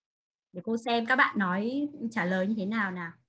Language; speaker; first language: Vietnamese; native; Vietnamese